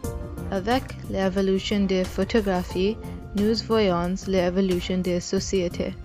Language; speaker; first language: French; non-native, learner; English